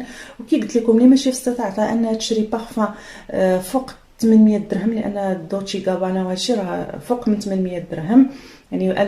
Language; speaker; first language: Arabic; native; Arabic